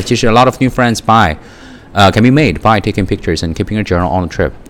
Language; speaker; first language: English; non-native, fluent; Chinese